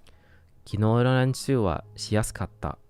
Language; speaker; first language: Japanese; non-native, learner; English